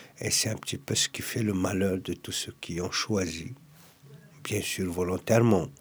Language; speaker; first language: French; non-native, local second language; Kabyle